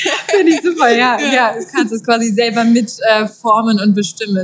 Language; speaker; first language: German; native; German